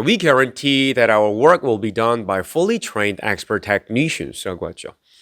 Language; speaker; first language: English; non-native, fluent; Korean